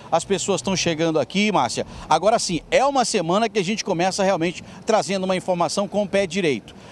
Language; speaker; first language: Portuguese; native; Portuguese